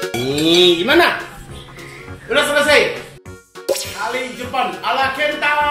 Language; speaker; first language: Indonesian; non-native, fluent; Japanese